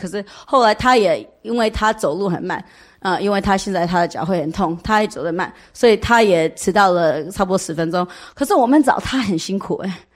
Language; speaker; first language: Chinese; early bilingual, heritage; English